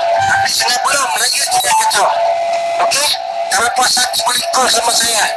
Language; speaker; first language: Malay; non-native, learner; Bangla